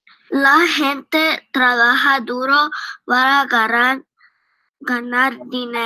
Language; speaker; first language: Spanish; early bilingual, heritage; Spanish